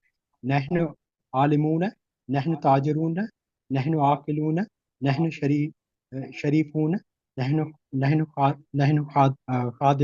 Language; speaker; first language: Arabic; non-native, learner; Urdu